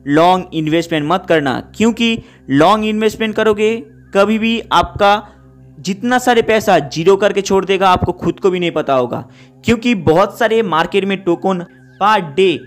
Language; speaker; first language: Hindi; non-native, local second language; Bangla